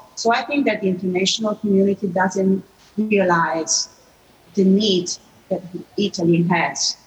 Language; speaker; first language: English; non-native, fluent; Italian